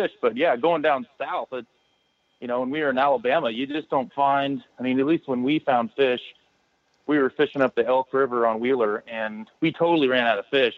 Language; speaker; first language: English; native; English